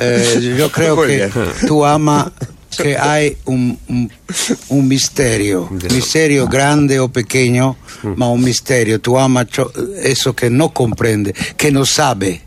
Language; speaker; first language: Spanish; non-native, learner; Italian